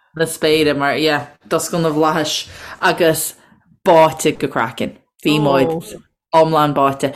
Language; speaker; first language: Irish; native; Irish